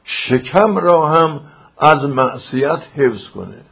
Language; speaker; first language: Persian; native; Persian